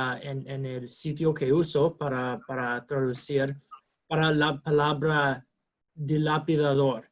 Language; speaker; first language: Spanish; non-native, learner; English